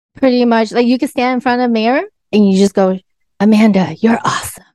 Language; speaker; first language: English; early bilingual, other home language; Chinese